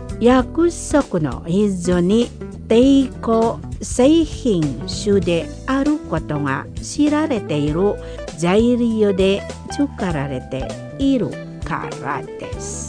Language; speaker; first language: Japanese; non-native, fluent; Indonesian